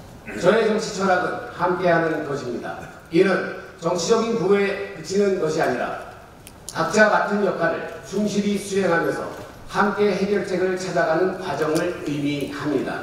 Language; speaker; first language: Korean; native; Korean